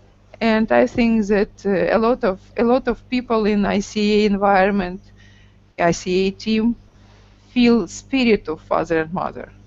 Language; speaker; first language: English; non-native, learner; Russian